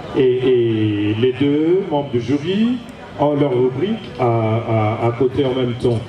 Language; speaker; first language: French; non-native, local second language; Lingala